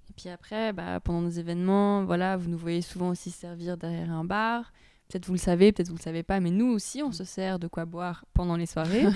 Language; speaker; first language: French; native; French